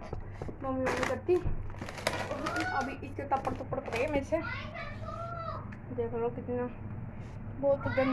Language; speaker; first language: Hindi; native; Hindi